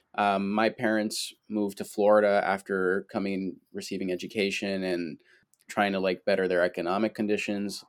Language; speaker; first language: English; early bilingual, other home language; Spanish